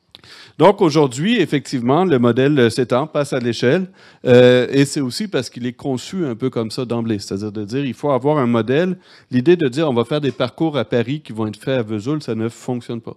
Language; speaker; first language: French; native; French